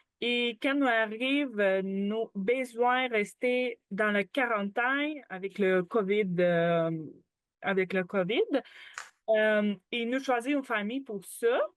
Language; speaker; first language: French; non-native, learner; Ukrainian